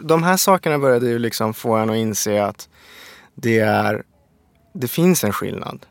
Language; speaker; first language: Swedish; early bilingual, other home language; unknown